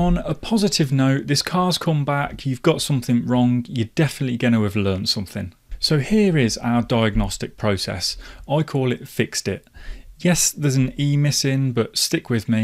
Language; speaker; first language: English; native; English